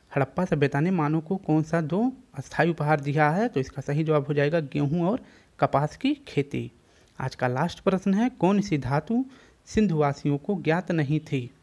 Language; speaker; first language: Hindi; native; Hindi